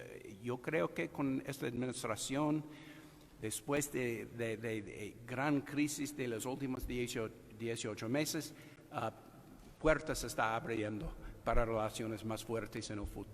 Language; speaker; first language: Spanish; non-native, fluent; English